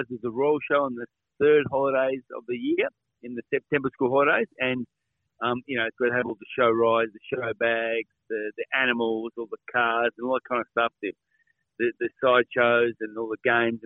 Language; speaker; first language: English; native; English